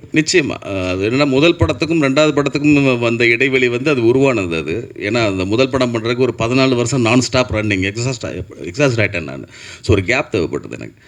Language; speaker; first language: Tamil; native; Tamil